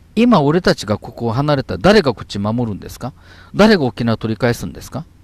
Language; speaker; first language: Japanese; native; Japanese